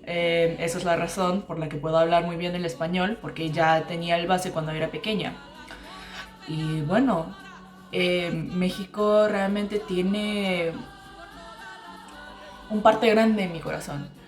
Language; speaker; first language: Spanish; non-native, local second language; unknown